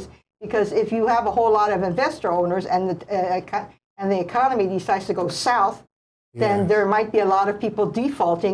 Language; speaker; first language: English; native; English